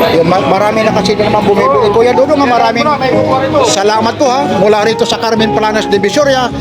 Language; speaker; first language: Filipino; non-native, local second language; Waray